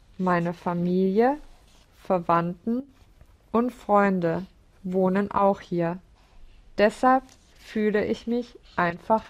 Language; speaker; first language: German; non-native, learner; English